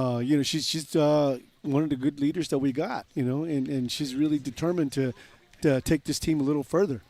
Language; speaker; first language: English; native; English